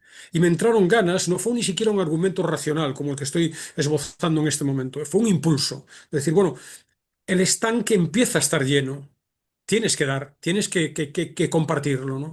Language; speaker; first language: Spanish; native; Spanish